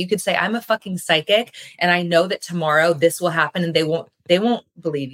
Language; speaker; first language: English; native; English